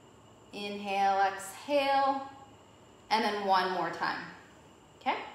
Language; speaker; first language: English; native; English